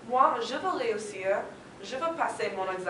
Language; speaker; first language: French; non-native, learner; English